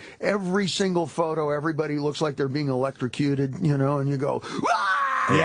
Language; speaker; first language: English; native; English